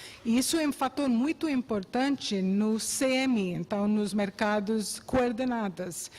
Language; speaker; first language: Portuguese; non-native, fluent; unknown